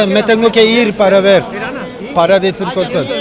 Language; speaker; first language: Spanish; non-native, learner; Turkish